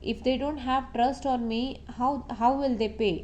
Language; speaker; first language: English; non-native, local second language; Telugu